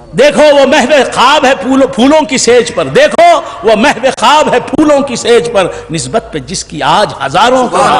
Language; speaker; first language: Urdu; native; Urdu